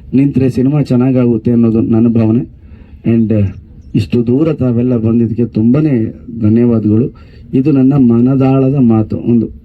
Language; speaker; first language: Kannada; native; Kannada